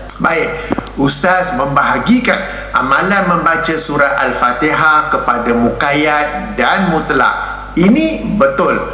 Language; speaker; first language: Malay; native; Malay